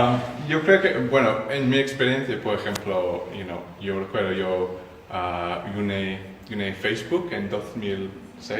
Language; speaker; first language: Spanish; non-native, learner; English